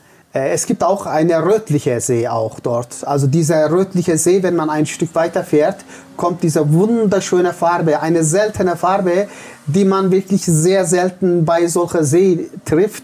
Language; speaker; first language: German; non-native, fluent; Turkish